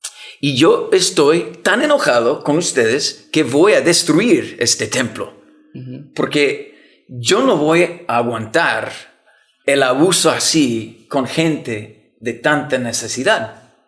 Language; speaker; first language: Spanish; non-native, fluent; English